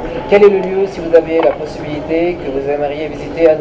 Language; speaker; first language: French; native; French